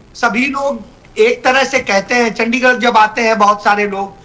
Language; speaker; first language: Hindi; native; Hindi